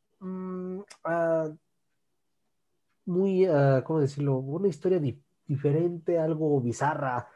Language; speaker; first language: Spanish; native; Spanish